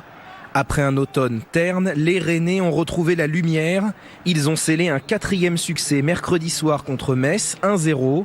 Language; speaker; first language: French; native; French